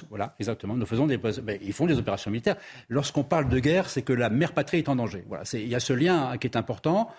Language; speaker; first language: French; native; French